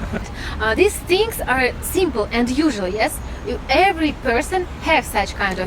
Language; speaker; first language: English; non-native, learner; Russian